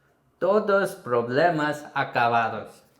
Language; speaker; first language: Spanish; non-native, fluent; Korean